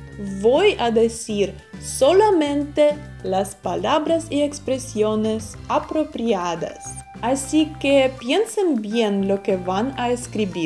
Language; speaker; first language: Spanish; non-native, fluent; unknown